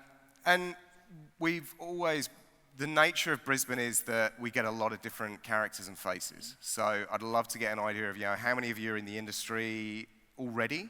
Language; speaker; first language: English; native; English